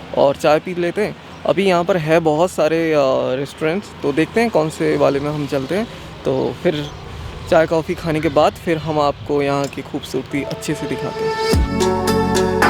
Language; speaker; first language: Hindi; non-native, local second language; Bangla